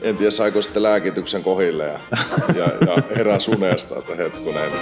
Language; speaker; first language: Finnish; native; Finnish